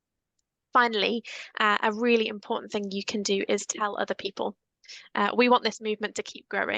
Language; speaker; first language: English; native; English